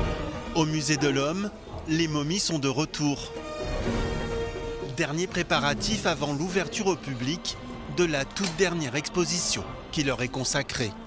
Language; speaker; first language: French; native; French